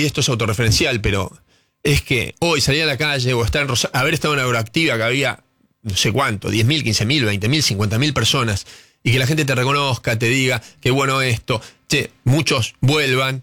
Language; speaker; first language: Spanish; native; Spanish